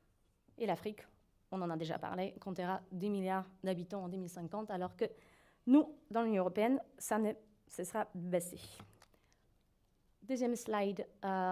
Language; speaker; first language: French; non-native, fluent; Polish